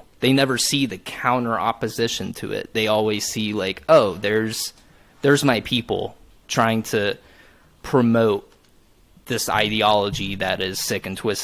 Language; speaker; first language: English; native; English